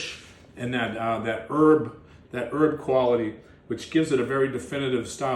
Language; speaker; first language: English; native; English